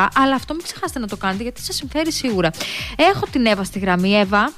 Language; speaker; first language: Greek; native; Greek